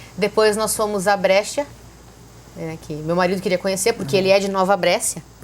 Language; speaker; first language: Portuguese; native; Portuguese